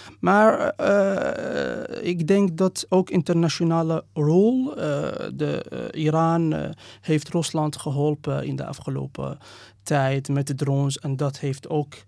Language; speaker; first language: Dutch; non-native, fluent; Persian